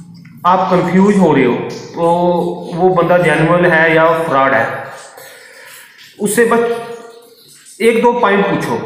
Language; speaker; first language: Hindi; native; Hindi